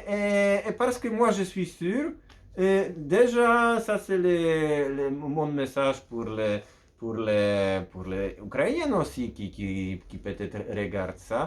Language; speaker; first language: French; non-native, fluent; Polish